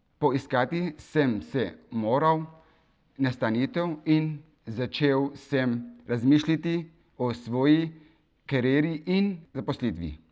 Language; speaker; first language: Slovenian; non-native, fluent; Kurdish